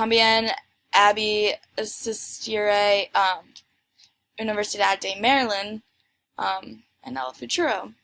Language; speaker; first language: Spanish; non-native, learner; English